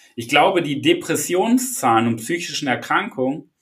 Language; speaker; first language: German; native; German